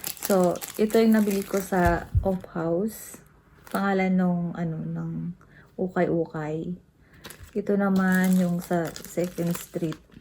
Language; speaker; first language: Filipino; native; Filipino